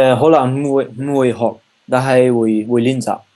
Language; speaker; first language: Cantonese; non-native, learner; Dutch